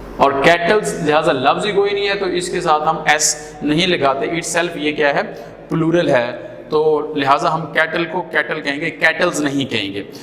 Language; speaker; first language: Urdu; non-native, local second language; Punjabi